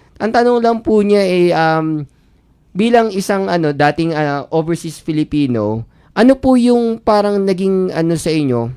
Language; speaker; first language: Filipino; native; Filipino